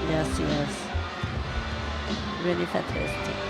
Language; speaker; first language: English; non-native, learner; Chinese